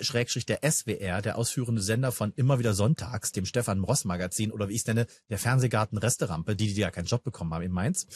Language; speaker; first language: German; native; German